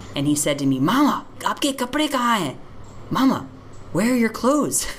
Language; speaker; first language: English; native; English